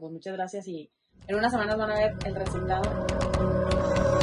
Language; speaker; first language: Spanish; native; Spanish